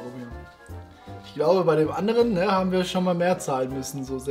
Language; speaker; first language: German; native; German